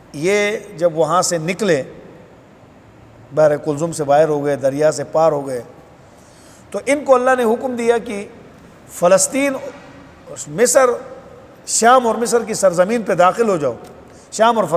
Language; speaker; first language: Urdu; native; Urdu